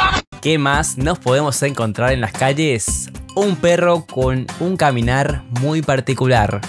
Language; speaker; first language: Spanish; native; Spanish